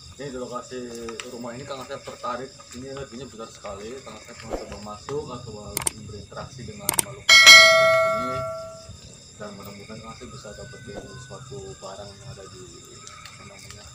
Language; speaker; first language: Indonesian; non-native, local second language; Javanese